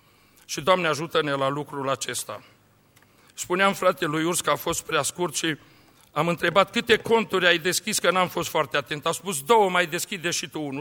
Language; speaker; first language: Romanian; native; Romanian